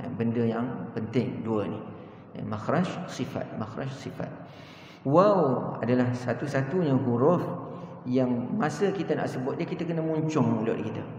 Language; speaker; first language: Malay; native; Malay